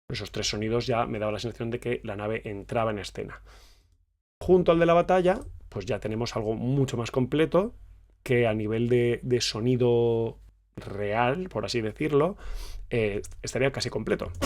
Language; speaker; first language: Spanish; native; Spanish